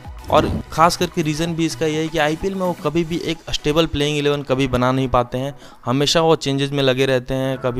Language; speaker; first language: Hindi; native; Hindi